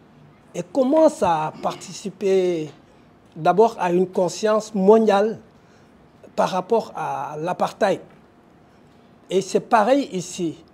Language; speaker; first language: French; non-native, local second language; Wolof